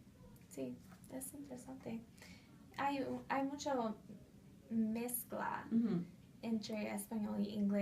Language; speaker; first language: Spanish; non-native, fluent; English